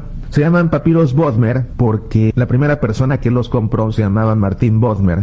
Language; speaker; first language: Spanish; native; Spanish